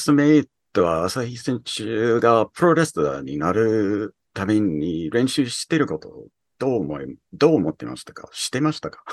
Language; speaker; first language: Japanese; early bilingual, heritage; English